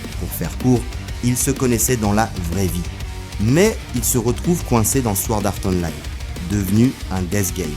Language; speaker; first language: French; native; French